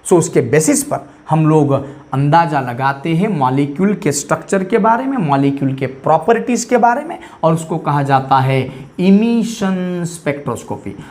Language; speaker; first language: Hindi; non-native, local second language; Marathi